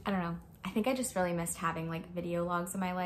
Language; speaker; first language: English; native; English